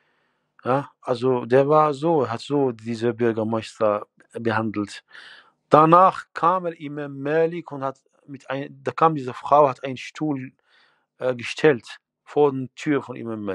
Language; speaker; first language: German; non-native, fluent; Arabic